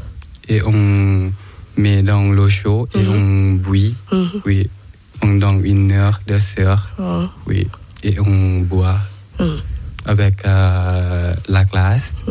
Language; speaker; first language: French; non-native, learner; Thai